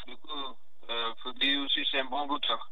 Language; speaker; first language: French; non-native, learner; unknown